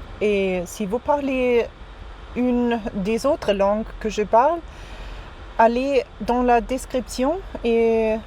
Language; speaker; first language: French; non-native, fluent; German